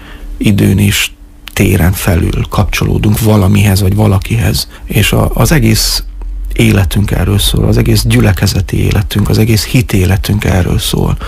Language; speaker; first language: Hungarian; native; Hungarian